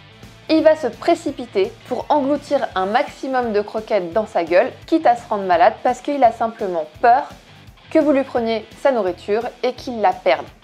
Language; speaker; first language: French; native; French